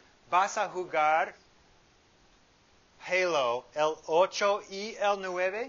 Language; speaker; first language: Spanish; non-native, fluent; English